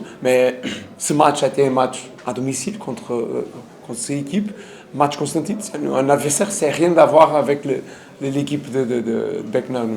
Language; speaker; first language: French; non-native, learner; Portuguese